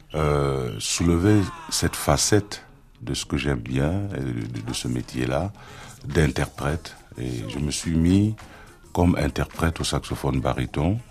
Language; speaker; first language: French; non-native, local second language; Duala